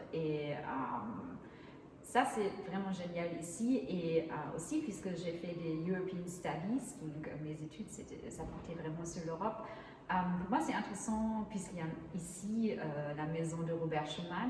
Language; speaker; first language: French; non-native, fluent; German